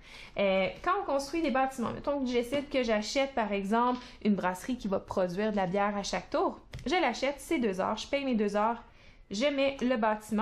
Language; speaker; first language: French; native; French